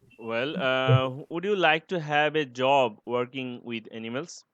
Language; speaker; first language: English; non-native, learner; Bangla